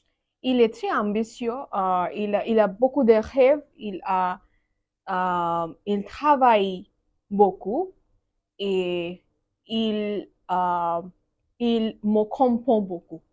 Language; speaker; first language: French; non-native, learner; Bangla